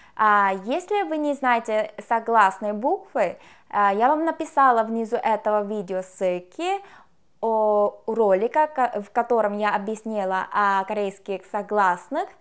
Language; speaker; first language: Russian; non-native, fluent; Korean